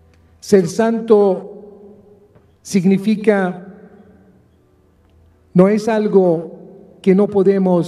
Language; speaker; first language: Spanish; non-native, fluent; Maltese